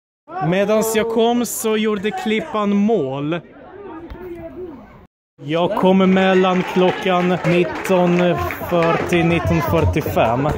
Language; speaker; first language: Swedish; early bilingual, other home language; Polish